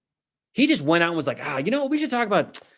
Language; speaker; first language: English; native; English